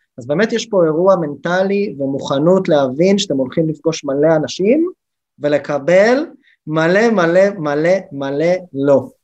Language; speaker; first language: Hebrew; native; Hebrew